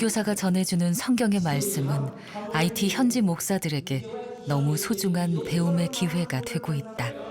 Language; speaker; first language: Korean; native; Korean